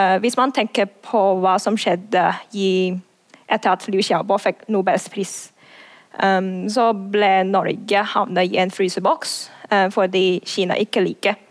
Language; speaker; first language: Norwegian; non-native, fluent; Cantonese